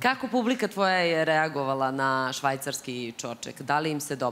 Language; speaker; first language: Serbian; native; Serbian